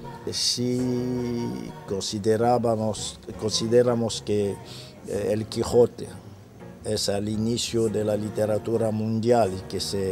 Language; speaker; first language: Spanish; non-native, fluent; French